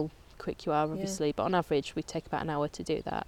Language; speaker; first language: English; native; English